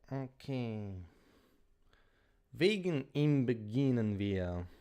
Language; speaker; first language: German; non-native, learner; Polish